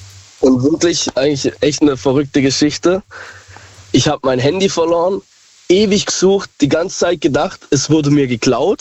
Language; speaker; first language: German; native; German